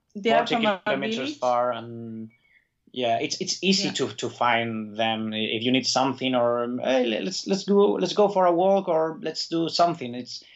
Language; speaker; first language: English; early bilingual, other home language; Basque